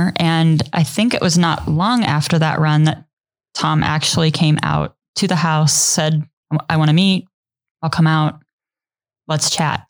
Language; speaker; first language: English; native; English